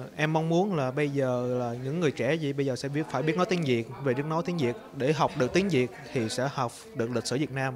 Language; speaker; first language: Vietnamese; early bilingual, heritage; Vietnamese